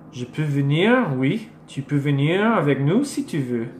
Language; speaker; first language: French; non-native, learner; English